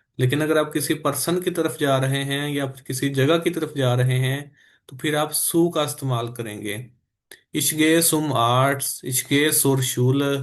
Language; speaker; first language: Urdu; native; Urdu